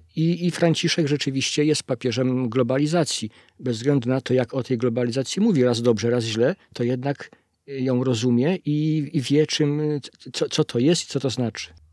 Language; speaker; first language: Polish; native; Polish